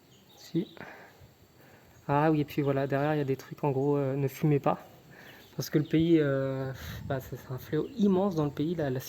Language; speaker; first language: French; native; French